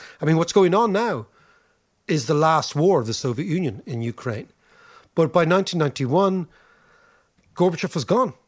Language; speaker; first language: English; native; English